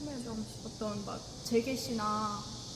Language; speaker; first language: Korean; non-native, fluent; Ukrainian